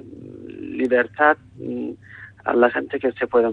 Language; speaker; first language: Spanish; non-native, learner; Turkish